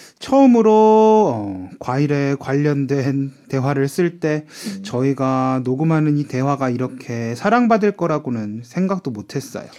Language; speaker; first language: Korean; native; Korean